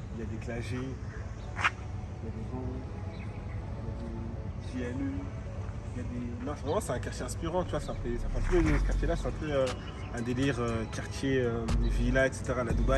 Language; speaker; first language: French; native; French